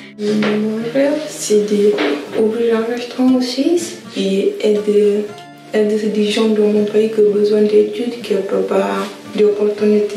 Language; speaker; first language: French; non-native, learner; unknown